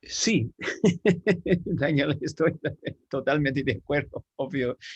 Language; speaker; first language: Spanish; non-native, fluent; English